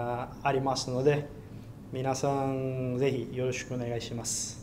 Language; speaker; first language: Japanese; non-native, learner; Portuguese